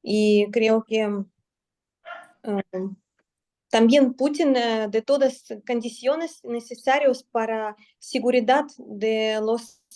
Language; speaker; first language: Spanish; non-native, learner; Russian